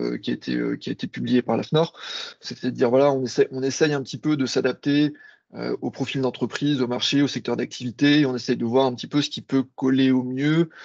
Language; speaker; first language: French; native; French